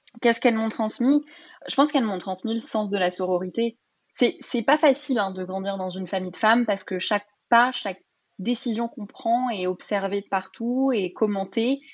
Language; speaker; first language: French; early bilingual, other home language; Arabic